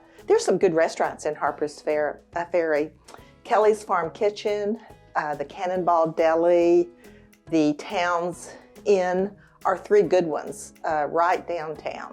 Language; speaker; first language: English; native; English